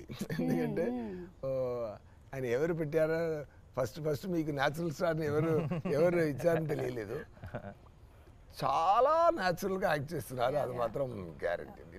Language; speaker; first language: Telugu; non-native, learner; Tamil